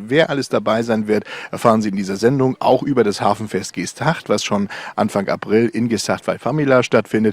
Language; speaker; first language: German; native; German